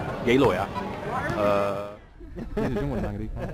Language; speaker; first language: Chinese; non-native, fluent; English